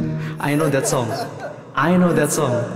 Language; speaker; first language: English; non-native, learner; Indonesian